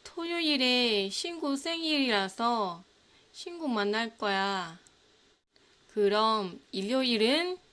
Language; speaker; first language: Korean; non-native, fluent; Thai